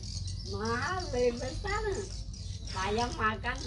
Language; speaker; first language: Indonesian; non-native, local second language; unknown